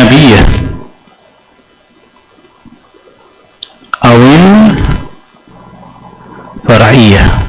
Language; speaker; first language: Arabic; non-native, fluent; Indonesian